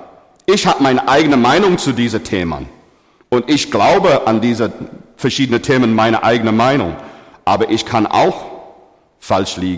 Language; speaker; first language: German; non-native, fluent; English